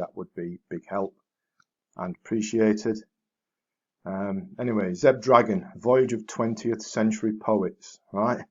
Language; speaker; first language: English; native; English